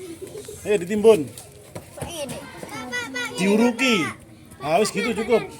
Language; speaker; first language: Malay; non-native, local second language; Javanese